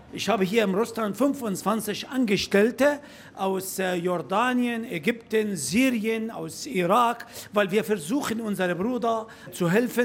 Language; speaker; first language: German; non-native, fluent; Arabic